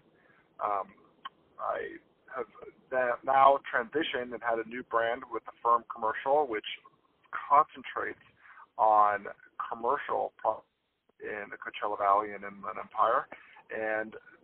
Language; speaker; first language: English; native; English